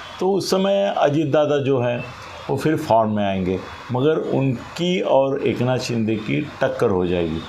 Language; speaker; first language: Hindi; non-native, local second language; Marathi